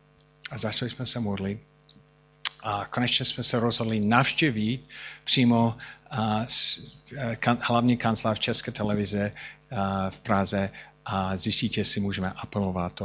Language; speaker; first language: Czech; non-native, fluent; English